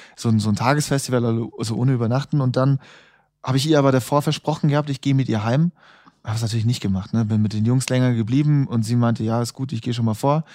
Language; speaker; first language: German; native; German